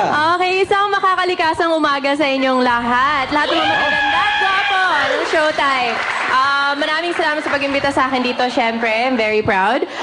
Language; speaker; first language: Filipino; non-native, local second language; Cebuano